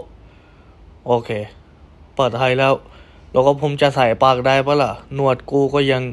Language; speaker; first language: Thai; non-native, fluent; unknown